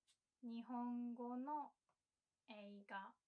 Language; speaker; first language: Japanese; non-native, fluent; English